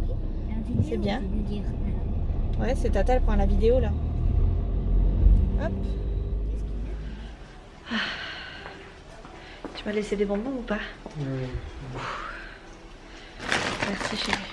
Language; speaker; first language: French; native; French